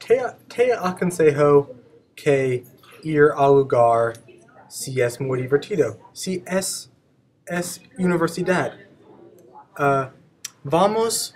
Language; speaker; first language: Spanish; non-native, learner; English